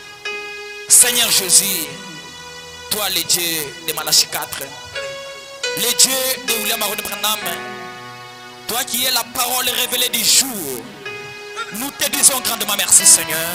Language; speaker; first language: French; non-native, local second language; Swahili